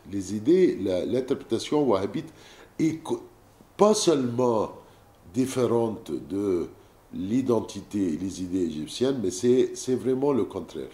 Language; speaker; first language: French; non-native, fluent; Arabic